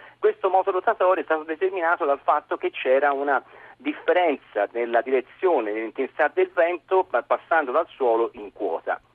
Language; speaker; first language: Italian; native; Italian